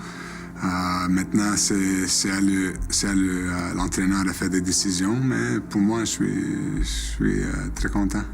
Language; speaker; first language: French; non-native, local second language; English